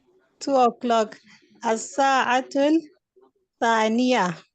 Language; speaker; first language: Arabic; non-native, learner; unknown